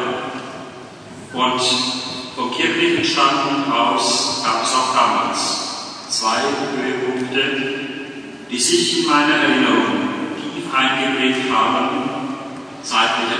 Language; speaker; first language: German; native; German